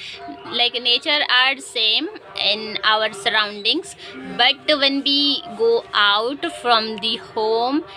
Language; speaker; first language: English; non-native, learner; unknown